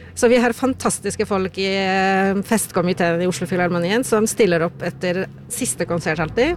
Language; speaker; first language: Norwegian; non-native, fluent; Polish